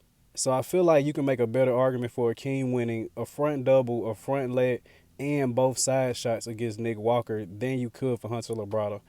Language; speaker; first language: English; native; English